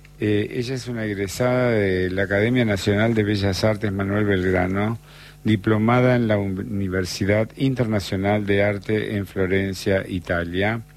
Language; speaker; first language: Spanish; native; Spanish